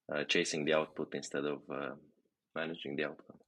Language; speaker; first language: English; non-native, fluent; Romanian